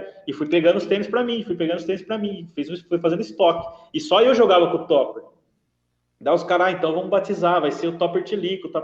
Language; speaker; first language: Portuguese; native; Portuguese